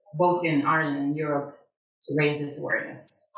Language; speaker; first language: English; non-native, fluent; Serbian